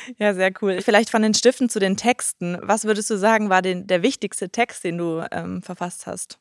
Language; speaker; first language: German; native; German